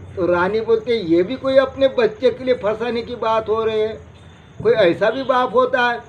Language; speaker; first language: Hindi; non-native, local second language; Marathi